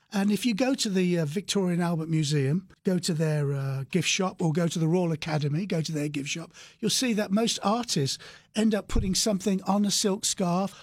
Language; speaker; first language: English; native; English